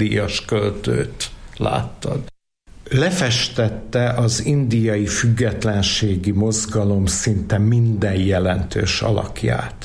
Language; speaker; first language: Hungarian; native; Hungarian